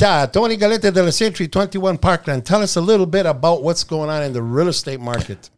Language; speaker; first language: English; early bilingual, other home language; Italian